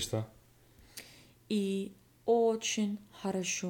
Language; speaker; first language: Russian; non-native, learner; English